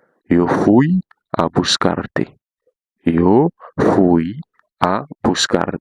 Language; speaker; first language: Spanish; non-native, fluent; Haitian Creole